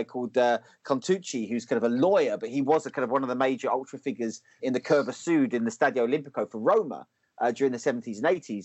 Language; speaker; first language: English; native; English